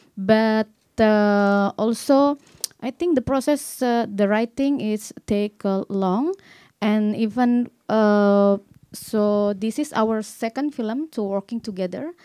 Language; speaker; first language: English; non-native, learner; Indonesian